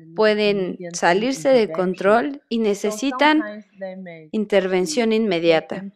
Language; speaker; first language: Spanish; non-native, fluent; Chinese